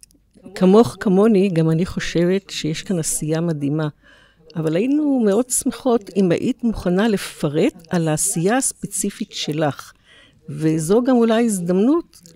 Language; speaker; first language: Hebrew; native; Hebrew